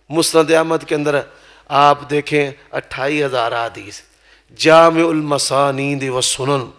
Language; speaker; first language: Urdu; non-native, local second language; Punjabi